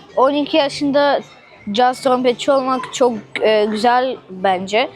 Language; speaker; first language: Turkish; early bilingual, other home language; Russian